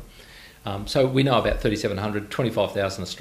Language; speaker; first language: English; native; English